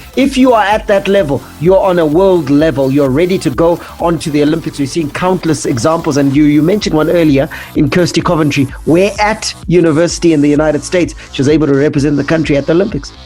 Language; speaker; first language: English; native; English